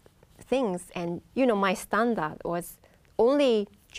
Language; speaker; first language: English; non-native, fluent; Japanese